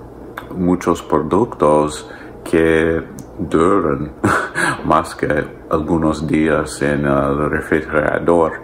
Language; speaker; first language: Spanish; non-native, learner; English